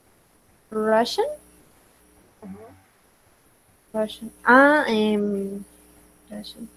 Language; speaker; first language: English; non-native, learner; Spanish